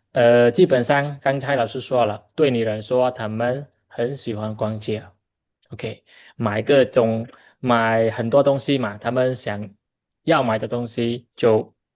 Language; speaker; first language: Chinese; non-native, fluent; Khmer